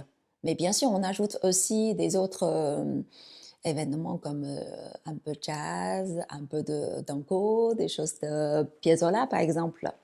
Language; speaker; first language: French; non-native, fluent; Chinese